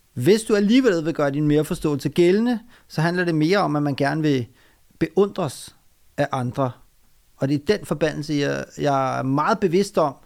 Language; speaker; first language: Danish; early bilingual, other home language; Urdu